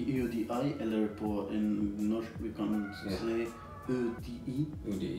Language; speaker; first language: Danish; non-native, learner; Indonesian